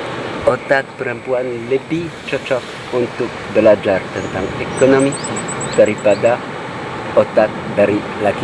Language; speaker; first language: Indonesian; non-native, fluent; French